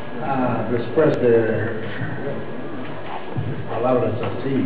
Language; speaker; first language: Spanish; non-native, learner; English